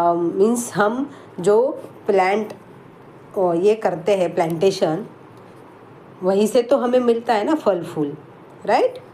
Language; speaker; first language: Hindi; non-native, local second language; Marathi